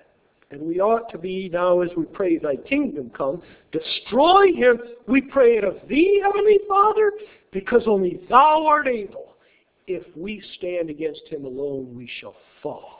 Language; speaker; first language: English; native; English